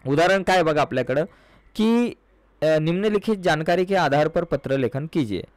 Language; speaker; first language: Hindi; non-native, local second language; Marathi